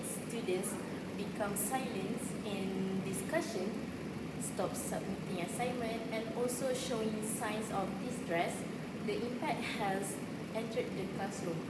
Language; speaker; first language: English; non-native, local second language; Malay